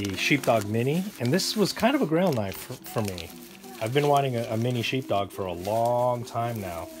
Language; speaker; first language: English; native; English